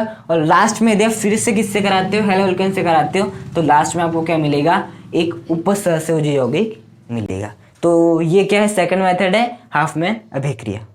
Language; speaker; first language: Hindi; native; Hindi